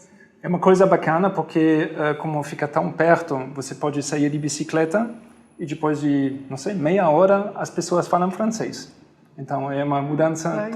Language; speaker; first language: Portuguese; non-native, fluent; German